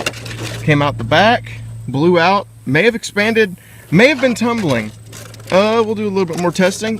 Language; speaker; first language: English; native; English